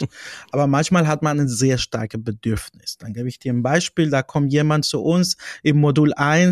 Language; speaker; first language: German; non-native, fluent; Spanish